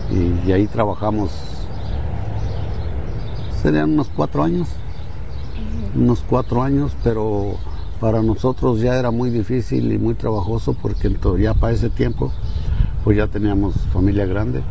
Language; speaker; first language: Spanish; native; Spanish